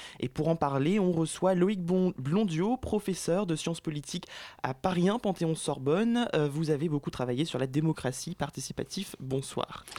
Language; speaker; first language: French; native; French